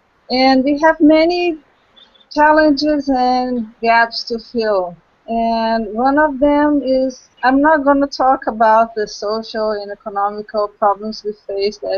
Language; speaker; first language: English; non-native, local second language; Portuguese